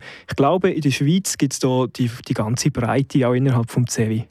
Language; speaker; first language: German; native; German